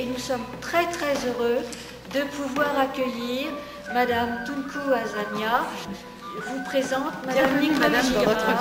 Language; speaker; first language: French; native; French